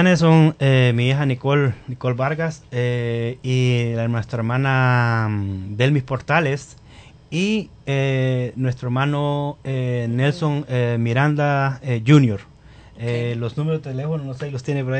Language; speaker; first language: Spanish; native; Spanish